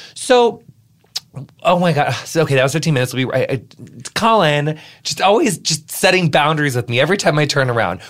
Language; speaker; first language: English; native; English